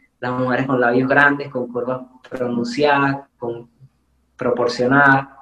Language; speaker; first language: Spanish; native; Spanish